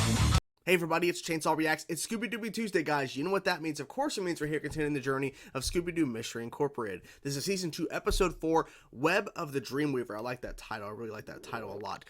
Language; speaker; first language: English; native; English